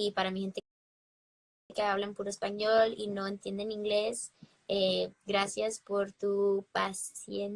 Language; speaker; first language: Spanish; early bilingual, heritage; English